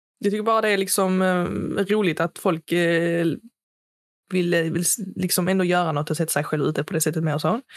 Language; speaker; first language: Swedish; early bilingual, other home language; Arabic